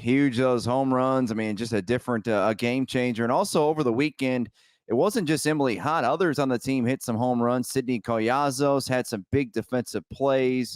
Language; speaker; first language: English; native; English